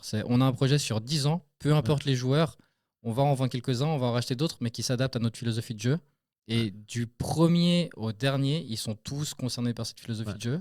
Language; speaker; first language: French; native; French